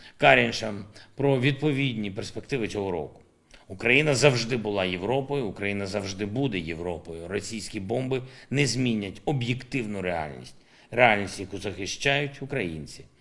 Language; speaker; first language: Ukrainian; non-native, local second language; Russian